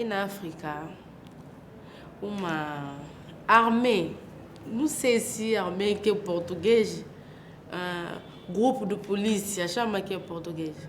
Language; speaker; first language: Portuguese; non-native, learner; French